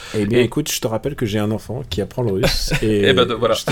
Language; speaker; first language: French; native; French